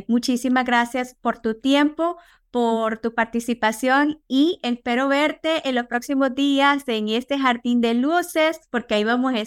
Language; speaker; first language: Spanish; native; Spanish